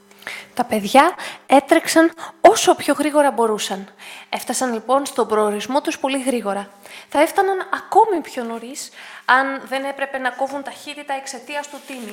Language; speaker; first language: Greek; native; Greek